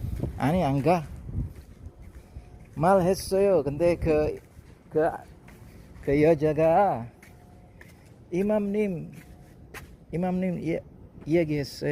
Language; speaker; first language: Korean; non-native, learner; Javanese